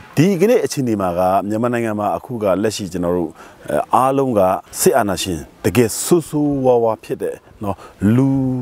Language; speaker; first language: Burmese; non-native, local second language; Shwe Palaung